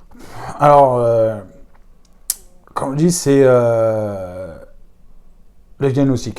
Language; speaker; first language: French; native; French